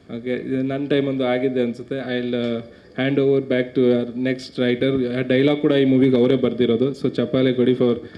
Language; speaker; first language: Kannada; non-native, local second language; Marwari